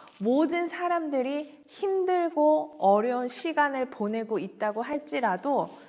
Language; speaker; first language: Korean; native; Korean